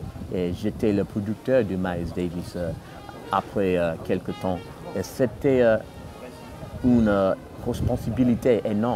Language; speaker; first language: French; non-native, fluent; English